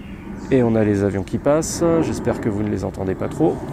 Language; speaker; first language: French; native; French